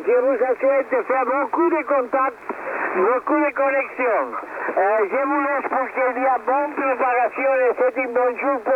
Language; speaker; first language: French; non-native, learner; Spanish